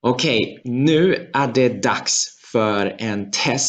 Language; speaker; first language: Swedish; non-native, fluent; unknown